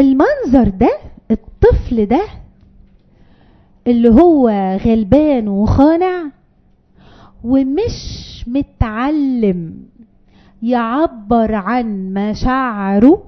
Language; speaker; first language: Arabic; native; Arabic